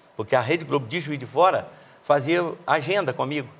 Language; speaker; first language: Portuguese; native; Portuguese